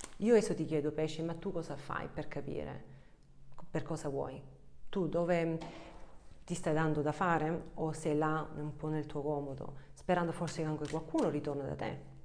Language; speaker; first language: Italian; early bilingual, heritage; Italian